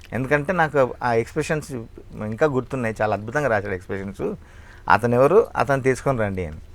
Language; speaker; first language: Telugu; native; Telugu